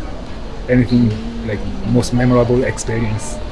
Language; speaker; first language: English; non-native, fluent; Japanese